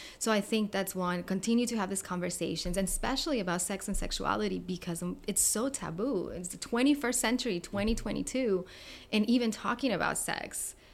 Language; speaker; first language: English; non-native, fluent; Spanish